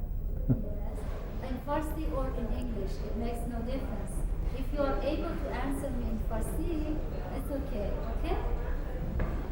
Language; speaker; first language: English; non-native, fluent; Persian